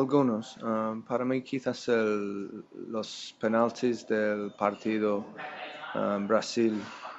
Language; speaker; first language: Spanish; non-native, fluent; English